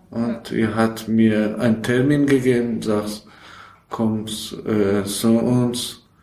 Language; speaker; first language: German; non-native, learner; Persian